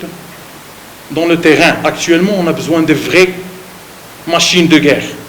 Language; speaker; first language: French; non-native, fluent; Arabic